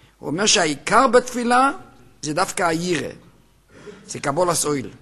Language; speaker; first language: Hebrew; native; Hebrew